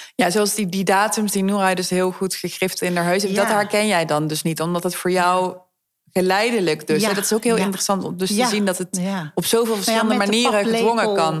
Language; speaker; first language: Dutch; native; Dutch